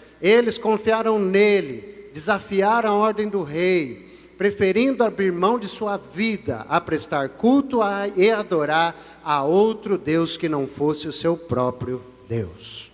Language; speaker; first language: Portuguese; native; Portuguese